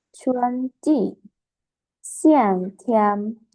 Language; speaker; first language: Chinese; non-native, learner; Lao